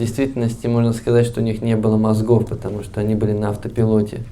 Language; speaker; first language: Russian; native; Russian